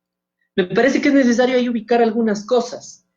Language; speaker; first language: Spanish; native; Spanish